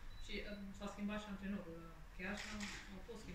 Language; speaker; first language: Romanian; native; Romanian